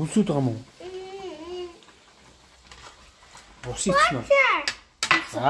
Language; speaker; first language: Mongolian; native; Mongolian